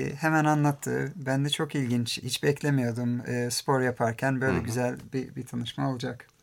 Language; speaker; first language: Turkish; early bilingual, heritage; Turkish